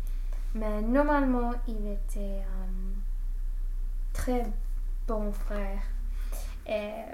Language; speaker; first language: French; non-native, learner; English